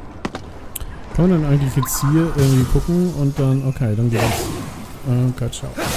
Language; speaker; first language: German; native; German